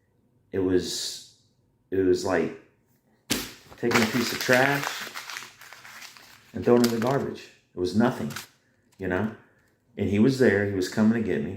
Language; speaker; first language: English; native; English